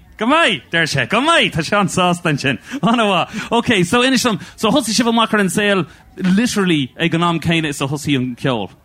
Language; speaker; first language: Irish; non-native, local second language; English